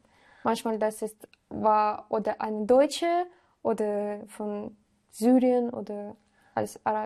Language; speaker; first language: German; non-native, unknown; Russian